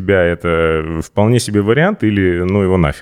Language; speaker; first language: Russian; native; Russian